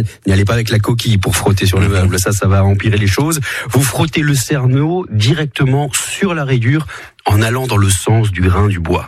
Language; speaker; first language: French; native; French